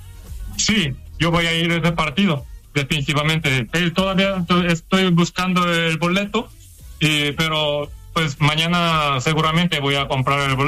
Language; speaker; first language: Spanish; non-native, fluent; Korean